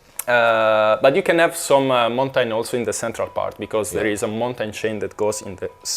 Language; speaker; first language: English; non-native, fluent; Italian